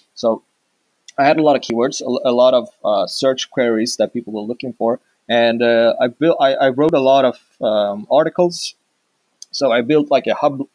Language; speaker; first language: English; non-native, fluent; Swedish